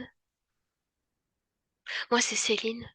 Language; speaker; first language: French; native; French